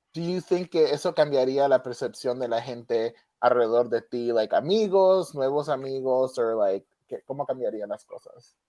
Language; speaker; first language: Spanish; early bilingual, heritage; Spanish